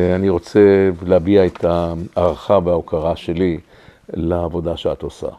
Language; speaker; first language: Hebrew; native; Hebrew